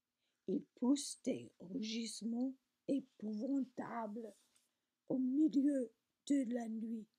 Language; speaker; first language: French; non-native, learner; English